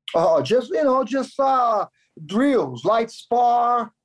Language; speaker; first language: English; non-native, learner; Kyrgyz